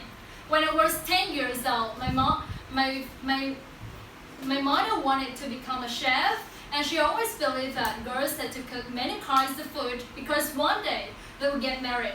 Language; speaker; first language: English; non-native, learner; Vietnamese